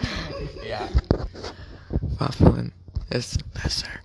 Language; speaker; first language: German; non-native, learner; English